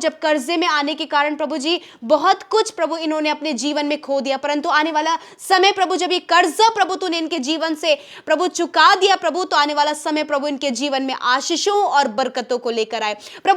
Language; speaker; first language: Hindi; native; Hindi